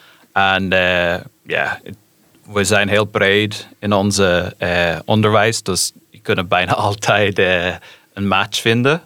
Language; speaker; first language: Dutch; non-native, fluent; English